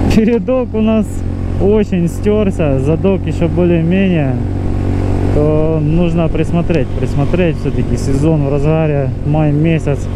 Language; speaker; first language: Russian; native; Russian